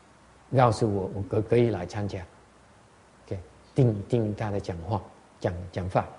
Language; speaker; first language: Chinese; non-native, learner; Vietnamese